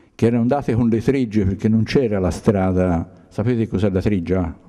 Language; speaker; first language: Italian; native; Italian